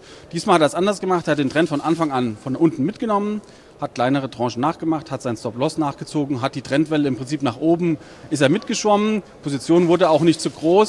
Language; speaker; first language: German; native; German